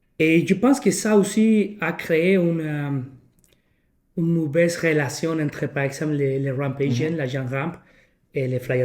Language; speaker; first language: French; non-native, fluent; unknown